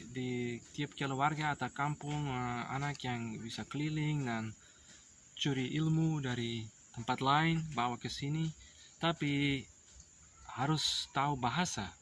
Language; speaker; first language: Indonesian; non-native, learner; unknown